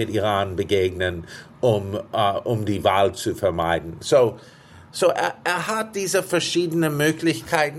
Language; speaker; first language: German; non-native, fluent; English